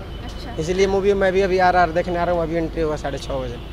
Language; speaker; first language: Hindi; native; Hindi